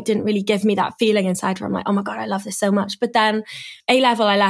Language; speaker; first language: English; native; English